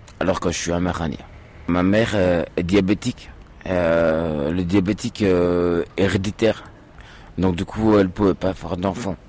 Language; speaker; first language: French; early bilingual, other home language; Portuguese